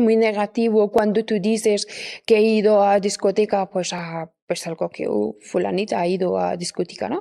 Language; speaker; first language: Spanish; non-native, fluent; Persian